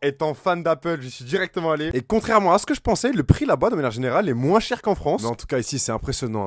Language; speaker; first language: French; native; French